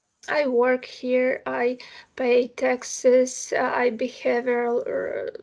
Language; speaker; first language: English; non-native, fluent; Ukrainian